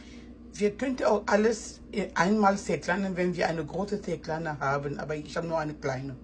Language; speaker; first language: German; non-native, fluent; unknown